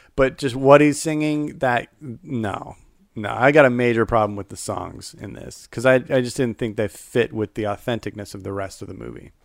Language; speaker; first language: English; native; English